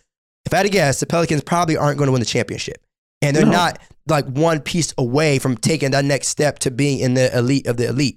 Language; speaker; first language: English; native; English